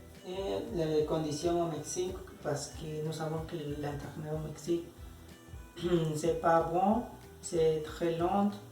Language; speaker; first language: French; non-native, learner; Spanish